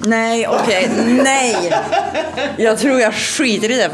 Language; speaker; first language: Swedish; native; Swedish